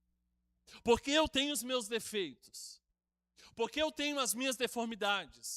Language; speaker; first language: Portuguese; native; Portuguese